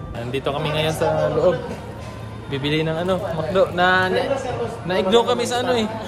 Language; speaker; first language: Filipino; native; Filipino